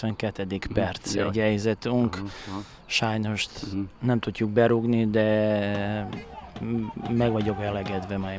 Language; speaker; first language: Hungarian; non-native, learner; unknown